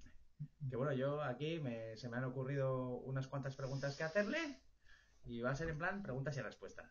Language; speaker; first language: Spanish; native; Spanish